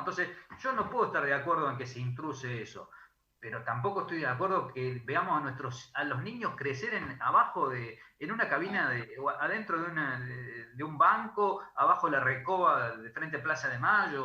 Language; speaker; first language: Spanish; native; Spanish